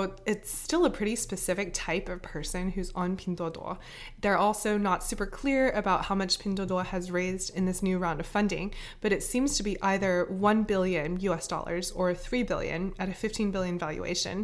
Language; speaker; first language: English; native; English